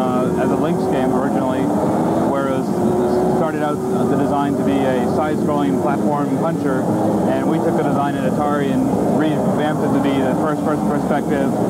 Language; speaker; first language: English; native; English